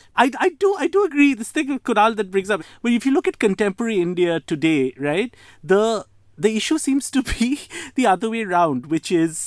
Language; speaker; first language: English; non-native, local second language; Bangla